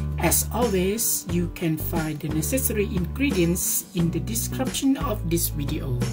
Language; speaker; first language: English; non-native, learner; Thai